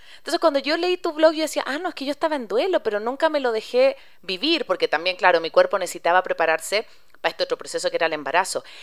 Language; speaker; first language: Spanish; native; Spanish